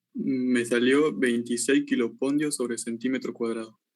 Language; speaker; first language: Spanish; native; Spanish